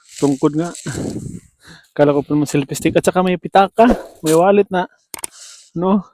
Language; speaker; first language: Filipino; non-native, local second language; Cebuano